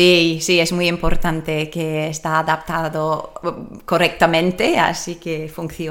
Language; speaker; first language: Spanish; non-native, learner; English